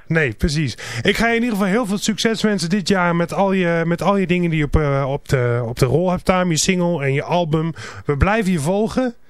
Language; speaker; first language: Dutch; native; Dutch